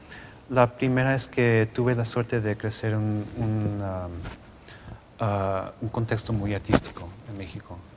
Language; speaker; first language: Spanish; non-native, local second language; English